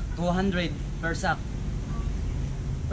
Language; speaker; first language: English; non-native, learner; Filipino